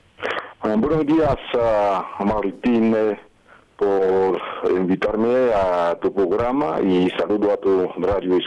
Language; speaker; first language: Spanish; non-native, fluent; Haitian Creole